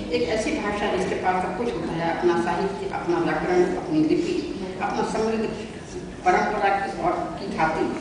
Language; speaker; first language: Hindi; native; Hindi